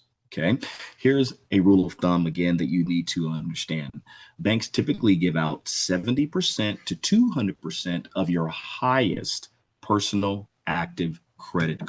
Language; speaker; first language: English; native; English